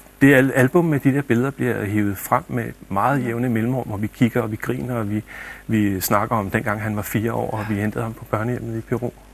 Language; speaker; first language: Danish; native; Danish